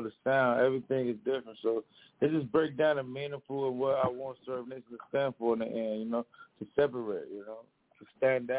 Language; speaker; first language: English; native; English